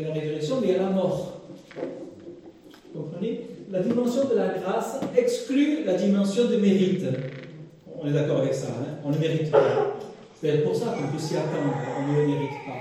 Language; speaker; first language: French; native; French